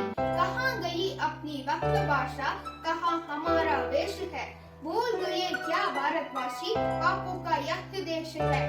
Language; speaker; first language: Hindi; non-native, local second language; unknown